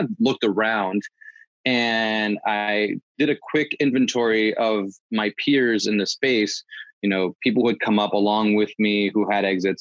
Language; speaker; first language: English; native; English